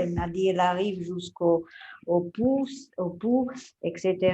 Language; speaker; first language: French; non-native, fluent; Italian